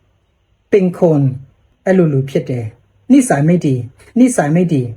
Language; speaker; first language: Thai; non-native, fluent; Burmese